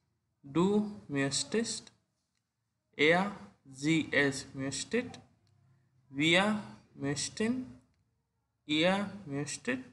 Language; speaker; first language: German; non-native, learner; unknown